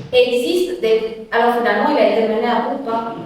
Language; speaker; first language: French; non-native, fluent; Romanian